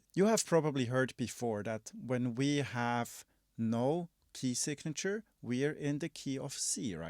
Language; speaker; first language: English; non-native, fluent; German